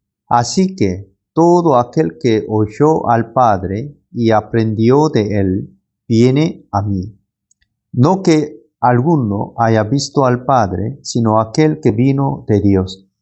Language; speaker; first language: Spanish; non-native, learner; Korean